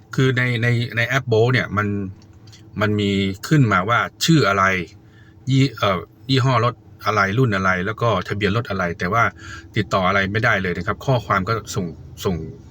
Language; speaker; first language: Thai; native; Thai